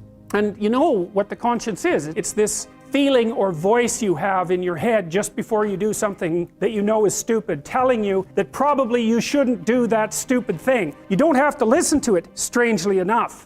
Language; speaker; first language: English; native; English